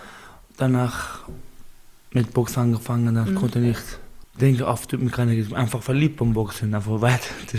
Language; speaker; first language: German; non-native, learner; Baluchi